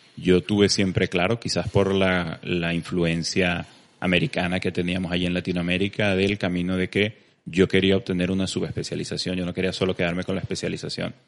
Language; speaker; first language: Spanish; native; Spanish